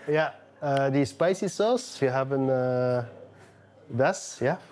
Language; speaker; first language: German; non-native, learner; Dutch